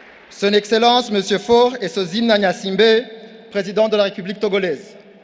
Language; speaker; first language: French; non-native, local second language; Kinyarwanda